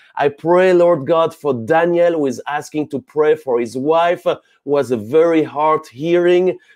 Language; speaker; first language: English; non-native, fluent; French